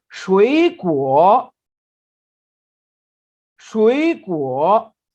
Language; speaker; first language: Chinese; non-native, fluent; Urdu